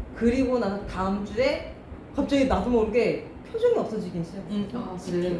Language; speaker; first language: Korean; early bilingual, heritage; Korean